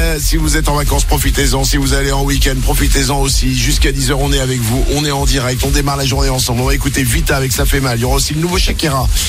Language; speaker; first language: French; native; French